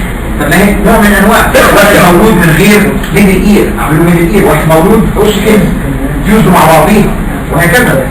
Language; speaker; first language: Arabic; native; Arabic